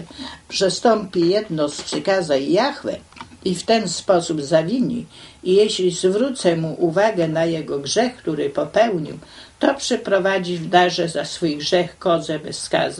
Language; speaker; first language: Polish; native; Polish